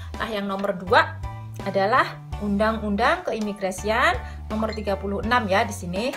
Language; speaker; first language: Indonesian; native; Indonesian